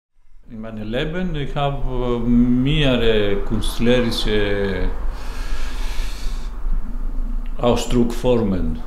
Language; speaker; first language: German; non-native, learner; Greek